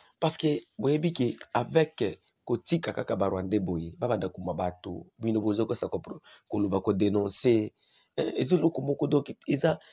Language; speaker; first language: Lingala; non-native, local second language; Swahili